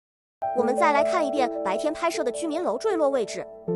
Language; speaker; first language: Chinese; native; Chinese